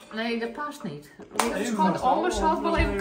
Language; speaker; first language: Dutch; native; Dutch